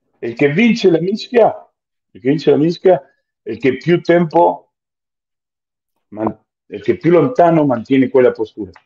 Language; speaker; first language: Italian; non-native, fluent; Spanish